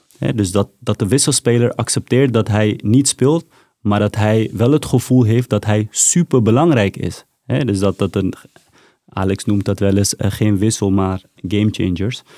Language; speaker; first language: Dutch; early bilingual, other home language; Persian